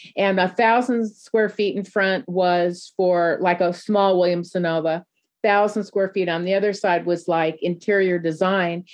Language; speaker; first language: English; native; English